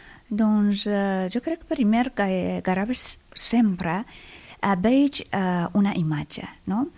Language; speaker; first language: Catalan; non-native, fluent; Persian